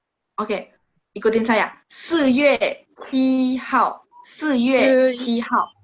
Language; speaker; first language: Chinese; non-native, fluent; Indonesian